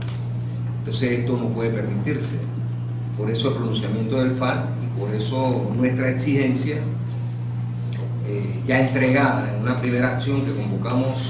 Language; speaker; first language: Spanish; native; Spanish